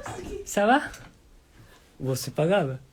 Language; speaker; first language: French; non-native, learner; Japanese